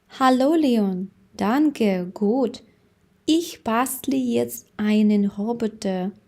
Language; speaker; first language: German; non-native, fluent; Ukrainian